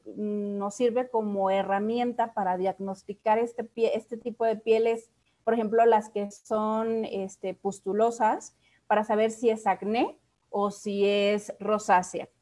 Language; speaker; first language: Spanish; native; Spanish